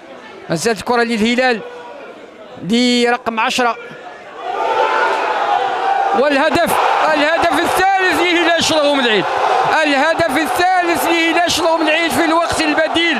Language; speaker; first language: Arabic; native; Arabic